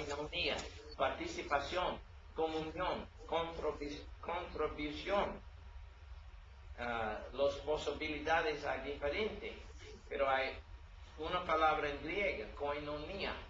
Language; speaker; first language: Spanish; non-native, learner; English